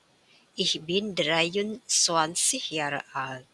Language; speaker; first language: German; non-native, fluent; Indonesian